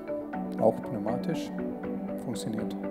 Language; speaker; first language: German; non-native, learner; Swedish